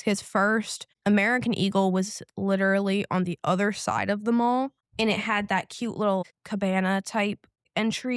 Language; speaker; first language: English; native; English